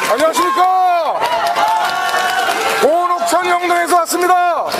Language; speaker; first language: Korean; native; Korean